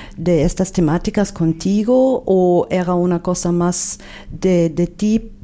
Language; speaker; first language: Spanish; non-native, fluent; German